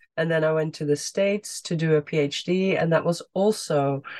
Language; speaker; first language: English; non-native, fluent; Dutch